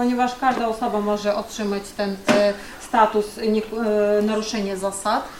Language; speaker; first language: Polish; non-native, fluent; Ukrainian